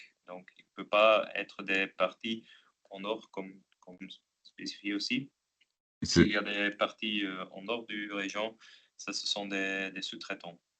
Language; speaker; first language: French; non-native, local second language; Dutch